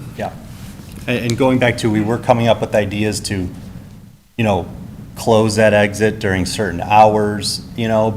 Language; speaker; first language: English; native; English